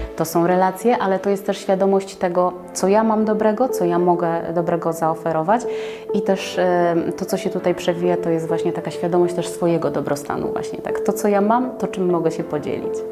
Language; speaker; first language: Polish; native; Polish